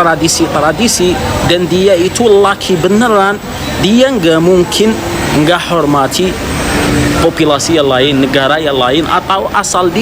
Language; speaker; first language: Indonesian; non-native, fluent; Arabic